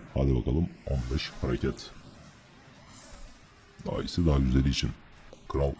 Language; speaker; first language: Turkish; native; Turkish